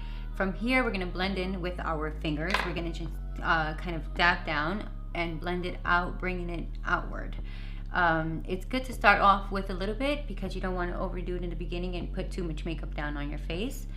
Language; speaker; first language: English; native; English